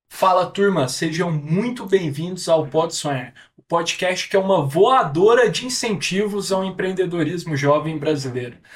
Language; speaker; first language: Portuguese; native; Portuguese